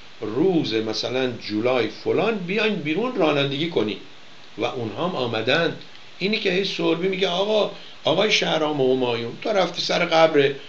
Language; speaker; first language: Persian; native; Persian